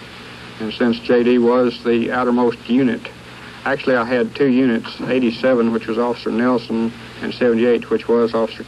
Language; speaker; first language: English; native; English